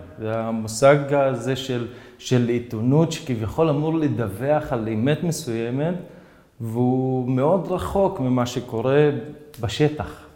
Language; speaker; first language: Hebrew; native; Hebrew